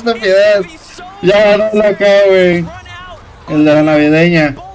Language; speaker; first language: Spanish; native; Spanish